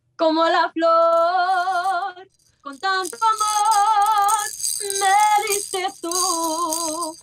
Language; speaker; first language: Spanish; early bilingual, heritage; Spanish